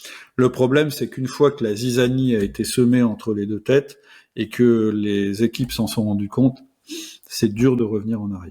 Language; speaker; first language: French; native; French